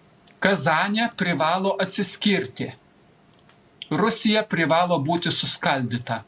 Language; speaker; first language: Lithuanian; native; Lithuanian